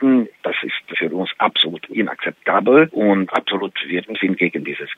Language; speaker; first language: German; non-native, fluent; Hungarian